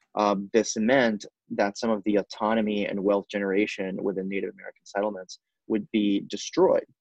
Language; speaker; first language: English; non-native, fluent; Spanish